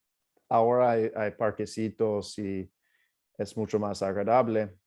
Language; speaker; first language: Spanish; non-native, fluent; English